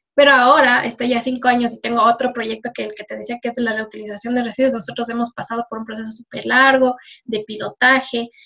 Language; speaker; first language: Spanish; native; Spanish